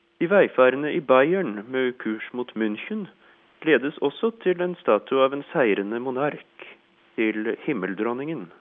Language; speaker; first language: Norwegian; native; Norwegian